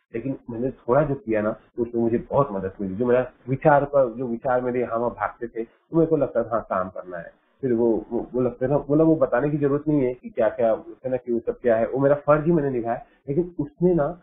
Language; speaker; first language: Hindi; native; Hindi